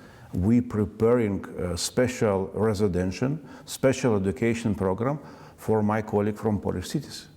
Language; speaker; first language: English; non-native, learner; Ukrainian